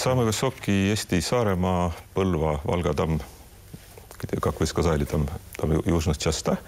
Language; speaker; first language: Russian; non-native, local second language; Estonian